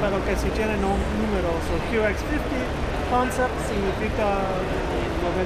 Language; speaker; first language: Spanish; early bilingual, heritage; Spanish